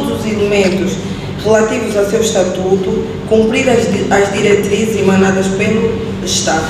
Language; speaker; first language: Portuguese; native; Portuguese